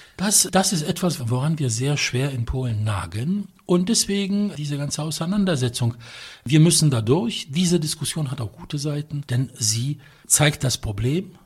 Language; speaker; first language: German; non-native, fluent; Polish